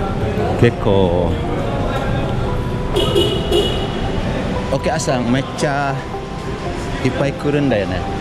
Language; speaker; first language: Japanese; non-native, fluent; Indonesian